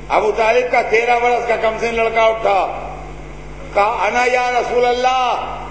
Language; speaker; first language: Urdu; native; Urdu